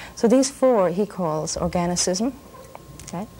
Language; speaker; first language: English; native; English